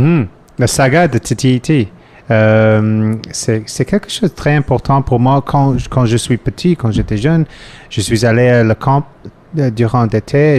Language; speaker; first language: French; non-native, learner; English